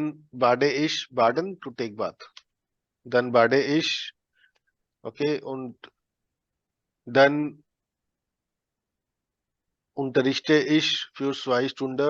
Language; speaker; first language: German; non-native, fluent; Hindi